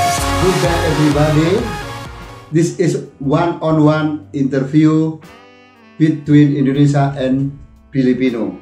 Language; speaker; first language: English; non-native, learner; Indonesian